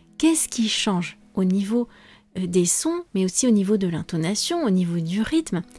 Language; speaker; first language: French; native; French